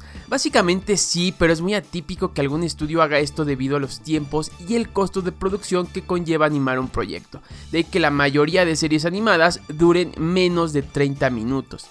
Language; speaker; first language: Spanish; native; Spanish